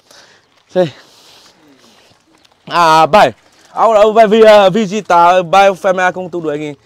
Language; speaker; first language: Portuguese; non-native, learner; Vietnamese